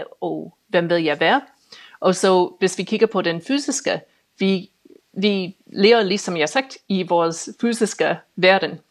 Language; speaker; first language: Danish; non-native, fluent; English